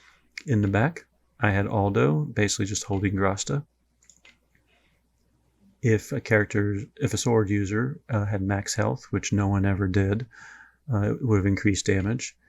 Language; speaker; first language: English; native; English